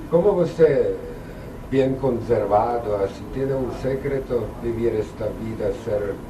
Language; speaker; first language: Portuguese; non-native, learner; Czech